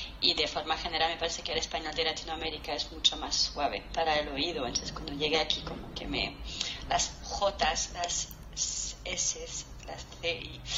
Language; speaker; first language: Spanish; non-native, fluent; French